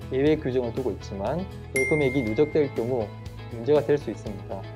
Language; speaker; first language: Korean; native; Korean